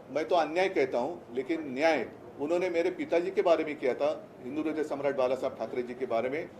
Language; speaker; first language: Hindi; non-native, local second language; Marathi